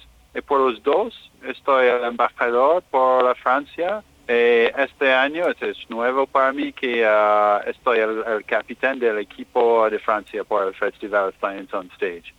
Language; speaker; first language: Spanish; non-native, learner; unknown